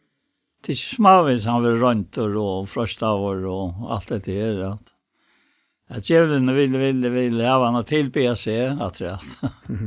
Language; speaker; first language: Danish; non-native, local second language; Faroese